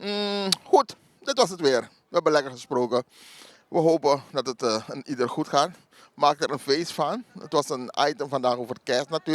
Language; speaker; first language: Dutch; native; Dutch